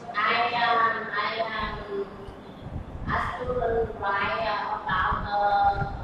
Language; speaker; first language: English; non-native, learner; Vietnamese